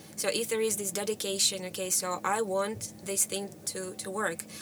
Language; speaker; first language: English; non-native, fluent; Russian